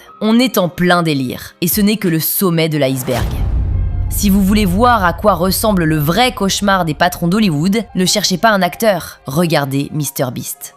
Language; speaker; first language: French; native; French